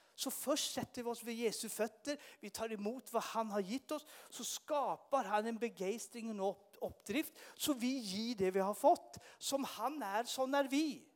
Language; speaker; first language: Swedish; native; Swedish